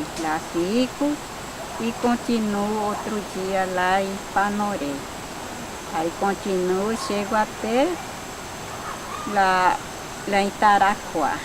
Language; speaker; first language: Portuguese; non-native, local second language; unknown